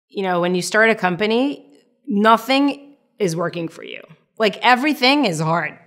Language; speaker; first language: English; non-native, fluent; Hebrew